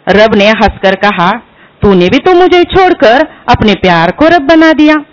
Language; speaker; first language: Hindi; non-native, local second language; Marathi